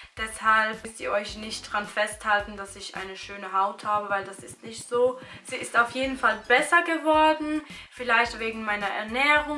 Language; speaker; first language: German; early bilingual, other home language; Albanian